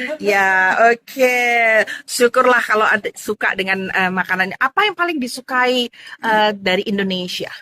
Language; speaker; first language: Indonesian; native; Indonesian